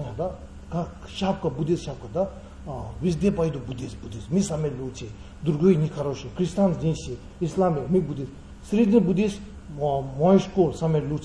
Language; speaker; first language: Russian; non-native, learner; Tibetan